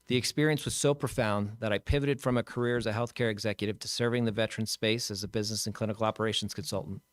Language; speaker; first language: English; native; English